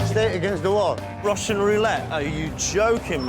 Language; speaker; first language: English; native; English